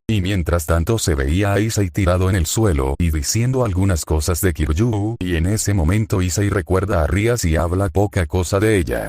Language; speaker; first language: Spanish; native; Spanish